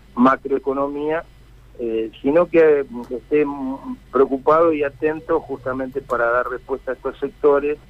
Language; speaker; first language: Spanish; native; Spanish